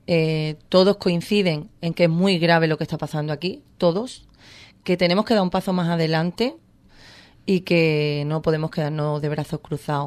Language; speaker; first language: Spanish; native; Spanish